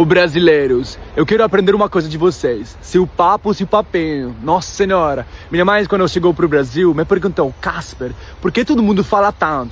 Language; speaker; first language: Portuguese; non-native, learner; Polish